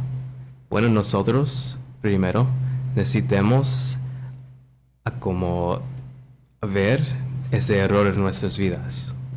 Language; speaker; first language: Spanish; non-native, learner; English